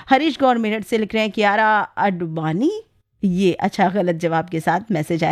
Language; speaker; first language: Hindi; native; Hindi